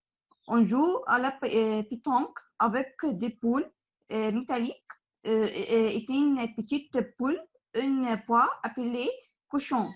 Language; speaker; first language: French; non-native, learner; Arabic